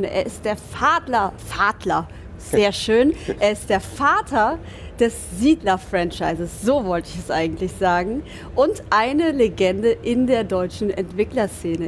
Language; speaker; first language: German; native; German